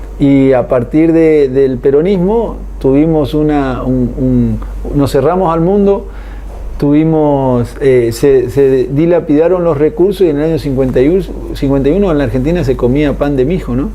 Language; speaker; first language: Spanish; native; Spanish